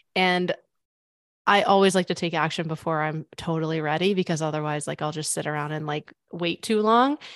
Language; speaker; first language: English; native; English